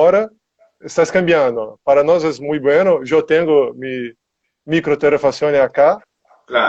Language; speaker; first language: Spanish; non-native, learner; Portuguese